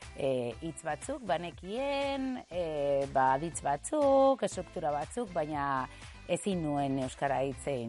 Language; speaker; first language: Basque; non-native, local second language; Spanish